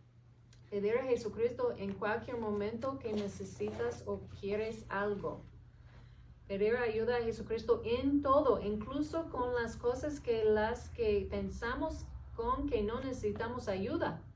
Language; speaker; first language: Spanish; non-native, fluent; English